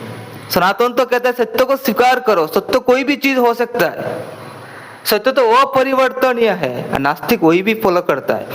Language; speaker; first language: Hindi; non-native, local second language; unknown